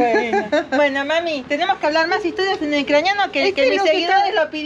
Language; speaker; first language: Spanish; native; Spanish